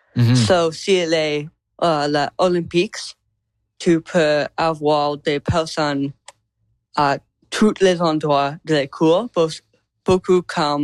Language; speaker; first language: French; non-native, learner; English